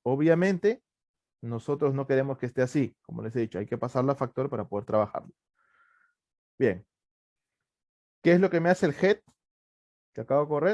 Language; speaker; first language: Spanish; native; Spanish